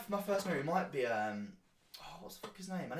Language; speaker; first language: English; native; English